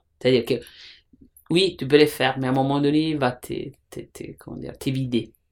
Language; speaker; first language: French; non-native, fluent; Italian